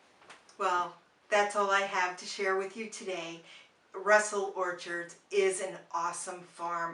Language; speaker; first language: English; native; English